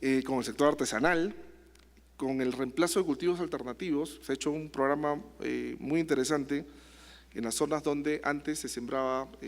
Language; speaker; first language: Spanish; native; Spanish